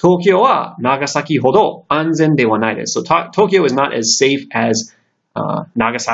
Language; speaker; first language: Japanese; non-native, fluent; English